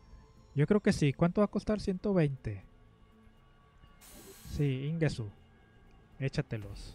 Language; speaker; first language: Spanish; native; Spanish